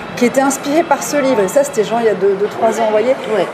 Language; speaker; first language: French; native; French